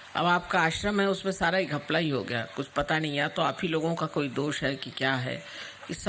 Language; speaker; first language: Hindi; non-native, local second language; Marathi